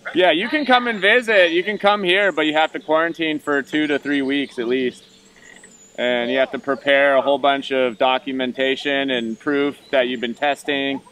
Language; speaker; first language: English; native; English